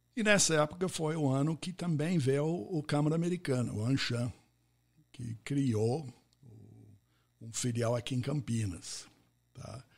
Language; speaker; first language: Portuguese; non-native, fluent; English